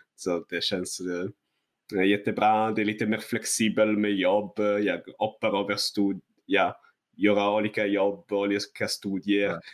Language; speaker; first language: Swedish; non-native, learner; Italian